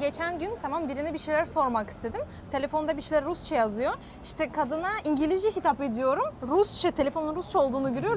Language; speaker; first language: Turkish; non-native, fluent; Russian